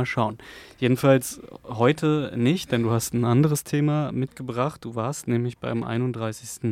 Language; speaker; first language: German; native; German